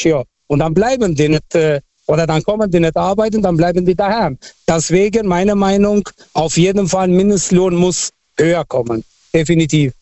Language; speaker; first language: German; early bilingual, other home language; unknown